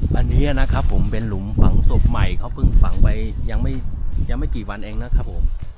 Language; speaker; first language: Thai; non-native, fluent; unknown